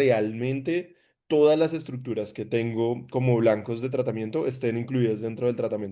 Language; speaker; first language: Spanish; native; Spanish